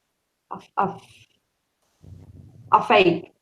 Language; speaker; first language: English; non-native, learner; Spanish